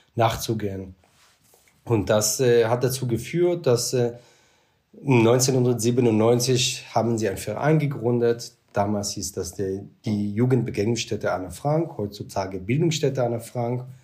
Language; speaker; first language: German; non-native, fluent; Hebrew